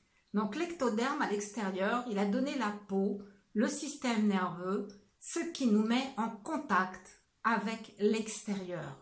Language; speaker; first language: French; native; French